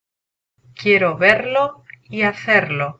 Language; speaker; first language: Spanish; non-native, learner; English